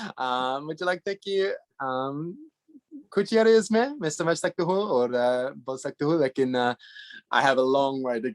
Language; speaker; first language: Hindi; non-native, learner; English